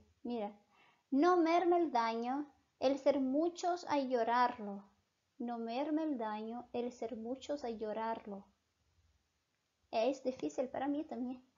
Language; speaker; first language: Spanish; non-native, fluent; Portuguese